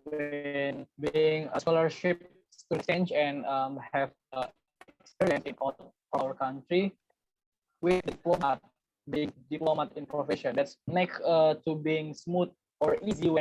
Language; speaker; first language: English; non-native, learner; Indonesian